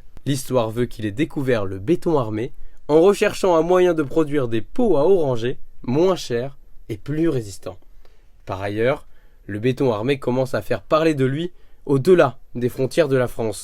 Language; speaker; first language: French; native; French